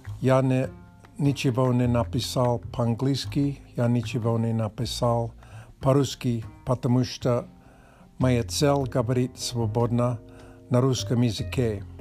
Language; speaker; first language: Russian; non-native, learner; English